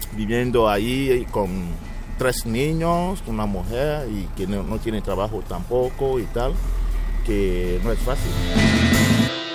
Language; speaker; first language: Spanish; non-native, fluent; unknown